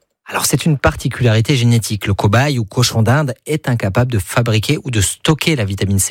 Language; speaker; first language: French; native; French